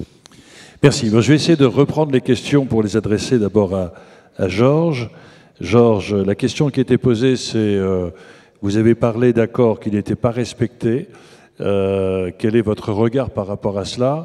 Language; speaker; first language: French; native; French